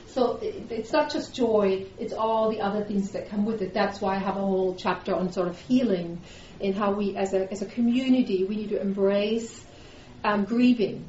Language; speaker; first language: English; non-native, fluent; German